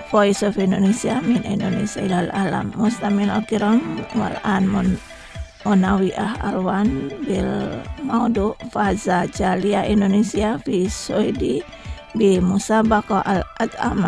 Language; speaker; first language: Arabic; non-native, fluent; Indonesian